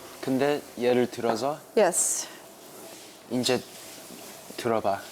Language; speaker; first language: Korean; early bilingual, heritage; English